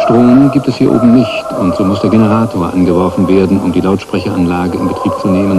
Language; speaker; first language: German; native; German